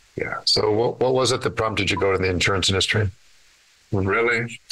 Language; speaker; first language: English; native; English